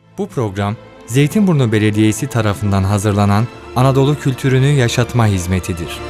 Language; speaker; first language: Turkish; native; Turkish